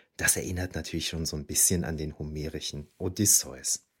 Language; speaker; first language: German; native; German